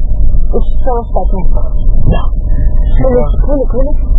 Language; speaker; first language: Czech; non-native, fluent; Russian